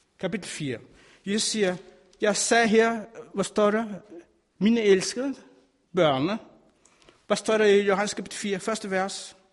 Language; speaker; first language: Danish; non-native, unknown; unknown